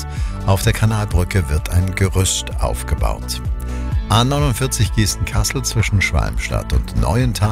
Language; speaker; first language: German; native; German